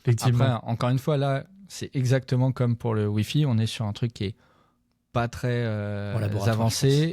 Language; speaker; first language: French; native; French